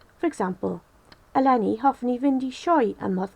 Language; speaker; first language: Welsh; non-native, local second language; English